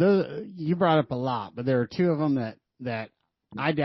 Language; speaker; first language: English; native; English